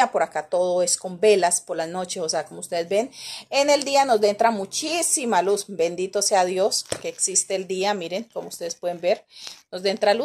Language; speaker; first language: Spanish; native; Spanish